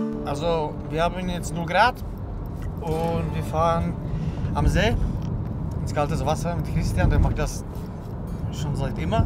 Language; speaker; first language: German; non-native, fluent; Czech